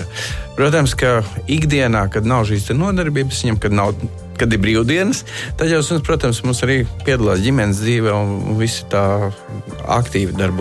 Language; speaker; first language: Latvian; native; Latvian